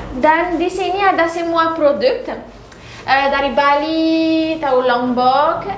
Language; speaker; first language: Indonesian; non-native, learner; French